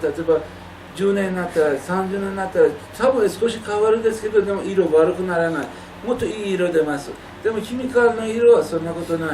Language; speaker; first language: Japanese; non-native, learner; Persian